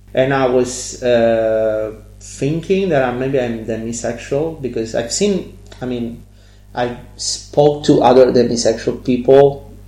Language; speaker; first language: English; non-native, fluent; Italian